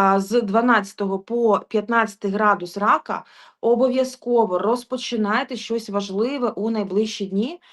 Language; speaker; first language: Ukrainian; non-native, local second language; Russian